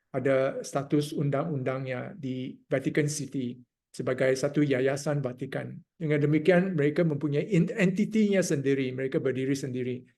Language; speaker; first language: Malay; non-native, local second language; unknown